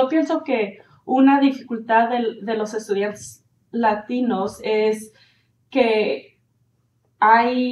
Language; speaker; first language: Spanish; early bilingual, heritage; Spanish